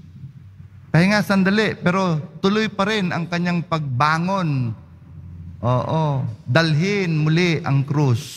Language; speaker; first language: Filipino; native; Filipino